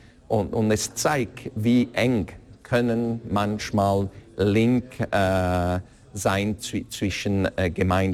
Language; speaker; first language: German; non-native, local second language; French